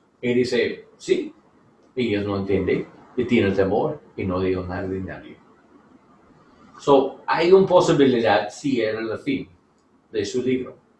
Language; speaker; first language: Spanish; non-native, learner; English